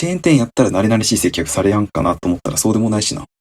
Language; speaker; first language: Japanese; native; Japanese